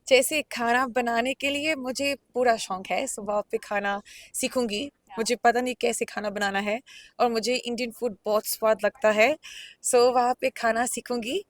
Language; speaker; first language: Hindi; non-native, learner; Punjabi